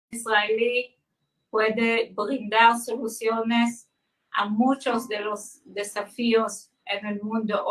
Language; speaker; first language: Spanish; non-native, fluent; Hebrew